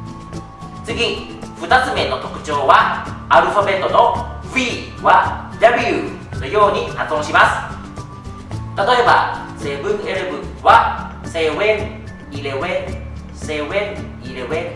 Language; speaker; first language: Japanese; non-native, fluent; Thai